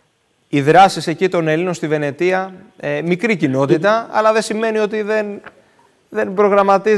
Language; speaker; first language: Greek; native; Greek